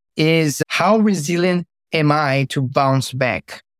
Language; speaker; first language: English; non-native, fluent; Portuguese